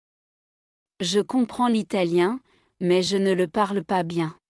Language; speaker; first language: French; native; French